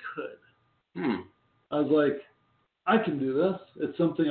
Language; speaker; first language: English; native; English